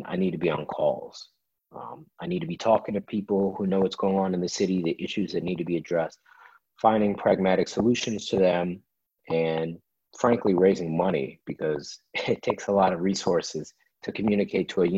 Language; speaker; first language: English; native; English